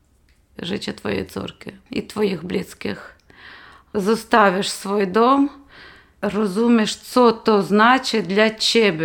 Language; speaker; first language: Polish; non-native, learner; Ukrainian